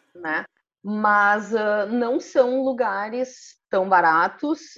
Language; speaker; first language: Portuguese; native; Portuguese